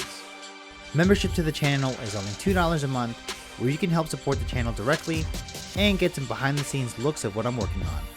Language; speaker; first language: English; native; English